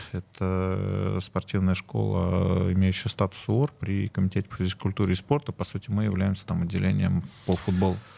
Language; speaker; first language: Russian; native; Russian